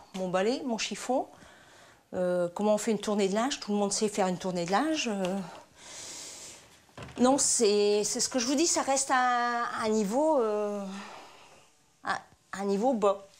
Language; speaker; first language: French; native; French